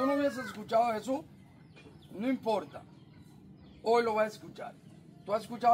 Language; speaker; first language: Spanish; native; Spanish